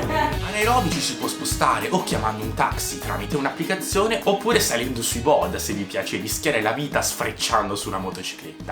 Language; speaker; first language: Italian; native; Italian